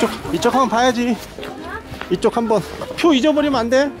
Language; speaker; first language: Korean; native; Korean